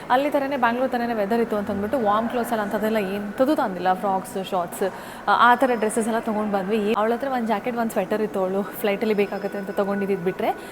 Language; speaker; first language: Kannada; native; Kannada